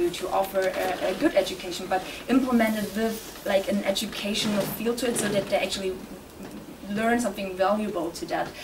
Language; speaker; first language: English; non-native, fluent; German